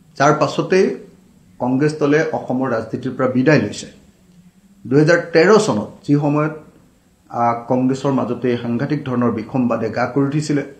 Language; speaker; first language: Assamese; native; Assamese